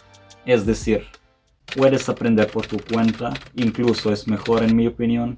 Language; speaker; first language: Spanish; non-native, fluent; Serbian